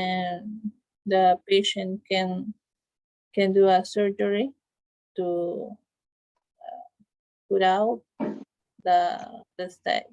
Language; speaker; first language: English; non-native, learner; Spanish